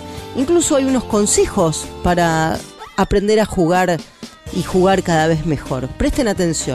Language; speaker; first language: Spanish; native; Spanish